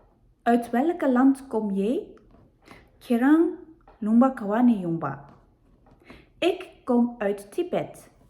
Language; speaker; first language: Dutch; non-native, learner; Tibetan